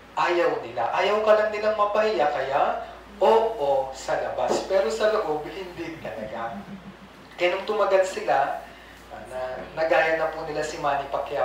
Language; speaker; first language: Filipino; non-native, local second language; Iloko